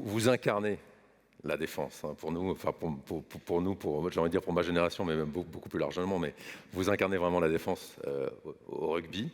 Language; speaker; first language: French; native; French